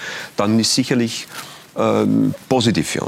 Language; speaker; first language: German; native; German